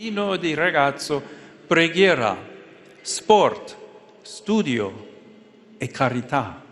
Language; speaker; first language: Italian; non-native, fluent; English